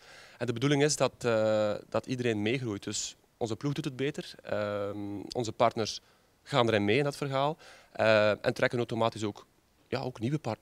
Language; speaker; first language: Dutch; native; Dutch